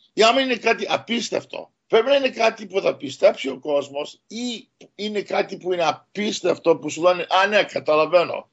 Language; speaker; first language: Greek; early bilingual, heritage; Greek